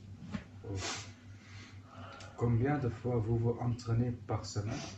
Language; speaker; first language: French; non-native, learner; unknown